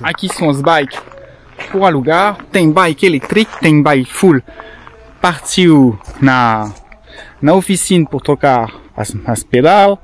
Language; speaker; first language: Portuguese; non-native, learner; French